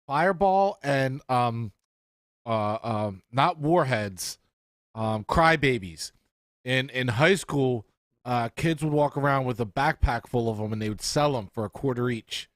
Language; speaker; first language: English; native; English